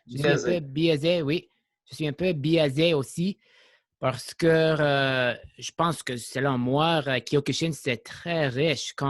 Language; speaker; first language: French; non-native, local second language; English